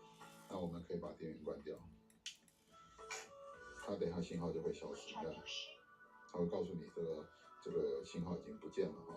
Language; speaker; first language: Chinese; native; Chinese